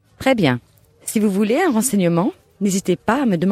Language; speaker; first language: French; native; French